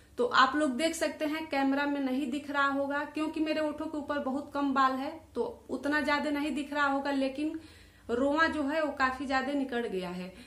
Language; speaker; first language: Hindi; native; Hindi